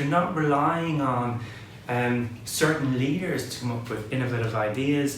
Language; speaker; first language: English; native; English